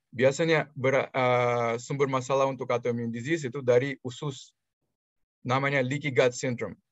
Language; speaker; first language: Indonesian; non-native, fluent; Russian